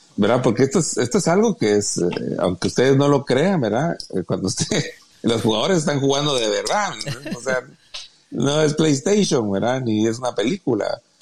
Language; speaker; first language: Spanish; native; Spanish